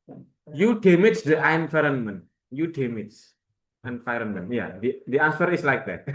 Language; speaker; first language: English; non-native, learner; Indonesian